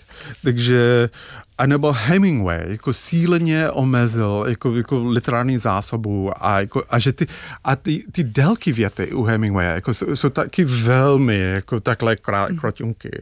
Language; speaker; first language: Czech; non-native, fluent; English